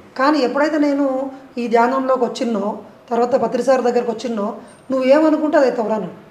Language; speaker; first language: Telugu; native; Telugu